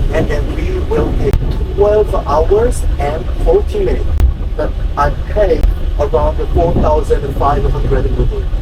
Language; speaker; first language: English; non-native, learner; Korean